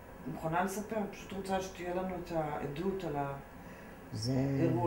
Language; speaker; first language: Hebrew; native; Hebrew